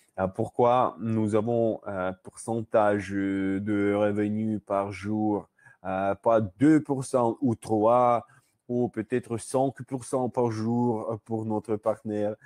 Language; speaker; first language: French; non-native, learner; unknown